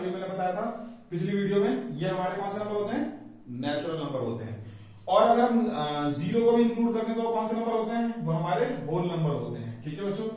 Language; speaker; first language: Hindi; native; Hindi